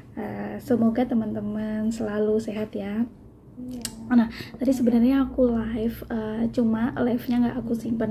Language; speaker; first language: Indonesian; native; Indonesian